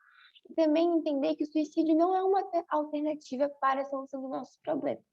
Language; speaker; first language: Portuguese; native; Portuguese